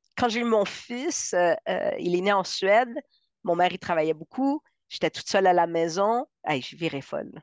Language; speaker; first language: French; non-native, fluent; Spanish